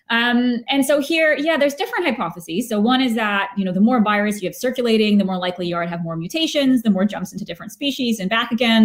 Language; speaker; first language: English; native; English